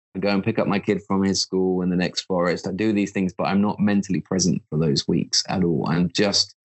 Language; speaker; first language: English; native; English